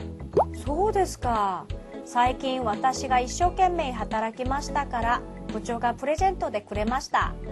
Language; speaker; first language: Japanese; non-native, fluent; Korean